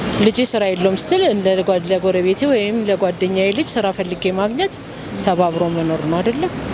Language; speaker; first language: Amharic; native; Amharic